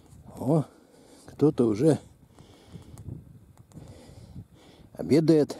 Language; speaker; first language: Russian; native; Russian